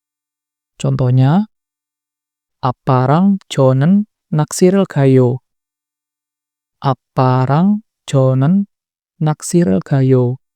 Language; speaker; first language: Korean; non-native, fluent; Indonesian